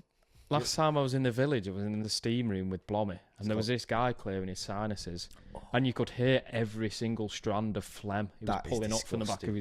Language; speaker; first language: English; native; English